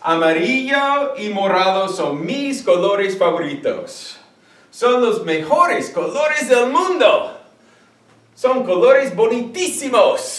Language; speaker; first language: Spanish; non-native, fluent; English